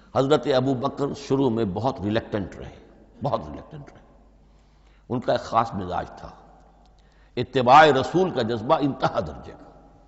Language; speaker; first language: Urdu; native; Urdu